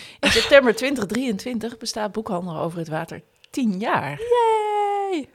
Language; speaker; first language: Dutch; native; Dutch